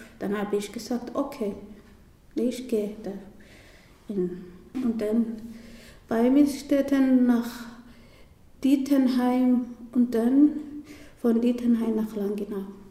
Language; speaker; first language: German; non-native, learner; Somali